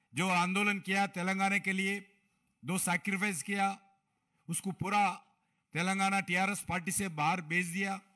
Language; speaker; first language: Hindi; non-native, local second language; Telugu